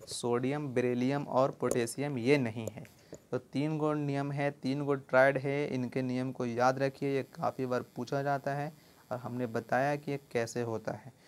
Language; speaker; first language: Hindi; native; Hindi